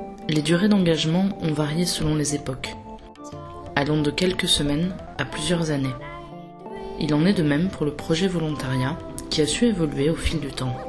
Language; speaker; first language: French; native; French